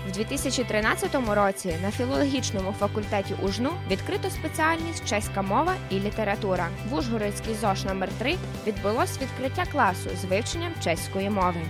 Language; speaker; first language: Ukrainian; native; Ukrainian